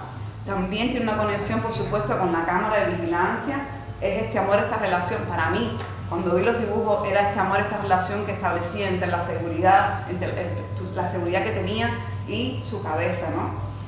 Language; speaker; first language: Spanish; native; Spanish